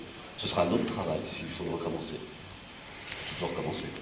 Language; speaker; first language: French; native; French